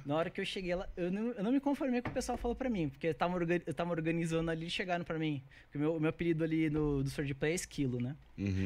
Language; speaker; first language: Portuguese; native; Portuguese